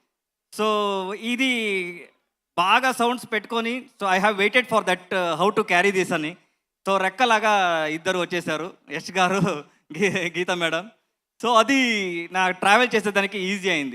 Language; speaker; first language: Telugu; non-native, learner; Kannada